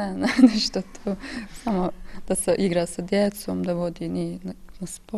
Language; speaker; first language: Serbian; non-native, learner; Turkish